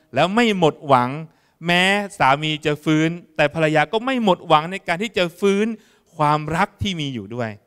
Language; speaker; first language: Thai; native; Thai